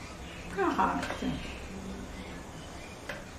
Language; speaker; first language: Hebrew; non-native, fluent; Arabic